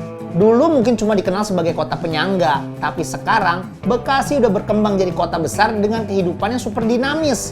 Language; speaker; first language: Indonesian; native; Indonesian